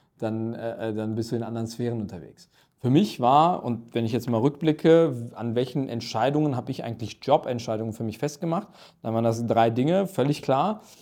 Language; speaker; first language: German; early bilingual, other home language; Turkish